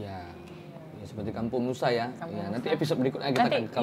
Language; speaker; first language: Indonesian; native; Indonesian